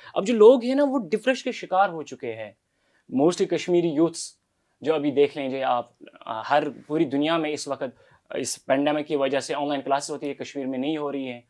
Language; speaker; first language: Urdu; non-native, local second language; Kashmiri